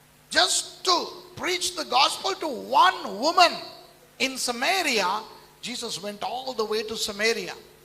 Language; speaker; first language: English; non-native, local second language; Tamil